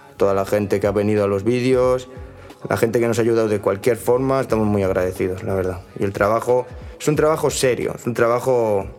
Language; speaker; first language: Spanish; native; Spanish